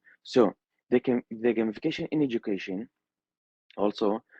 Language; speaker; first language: English; non-native, learner; Arabic